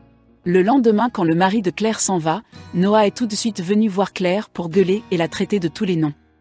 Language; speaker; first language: French; non-native, local second language; Haitian Creole